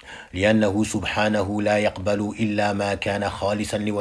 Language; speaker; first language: Arabic; non-native, fluent; French